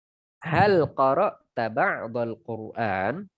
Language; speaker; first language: Arabic; non-native, fluent; Indonesian